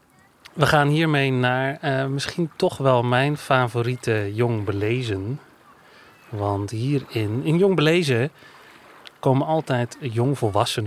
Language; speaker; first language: Dutch; native; Dutch